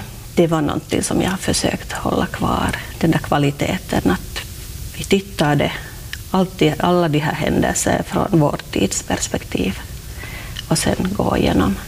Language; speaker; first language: Swedish; non-native, local second language; Finnish